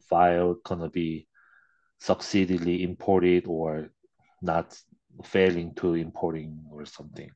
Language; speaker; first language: English; non-native, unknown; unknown